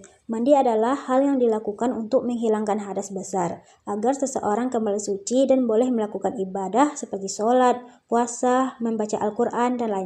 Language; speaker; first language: Indonesian; native; Indonesian